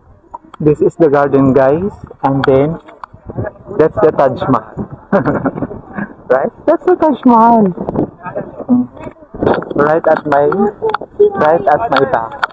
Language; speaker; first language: English; non-native, fluent; Filipino